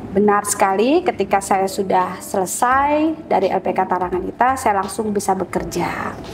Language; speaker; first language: Indonesian; native; Indonesian